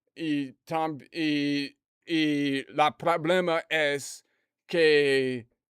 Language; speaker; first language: Spanish; non-native, learner; English